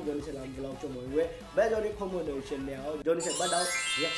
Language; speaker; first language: Vietnamese; non-native, learner; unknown